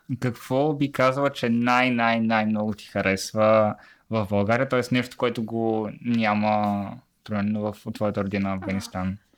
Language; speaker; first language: Bulgarian; native; Bulgarian